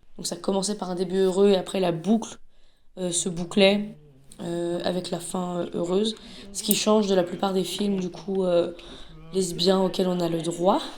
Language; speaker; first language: French; native; French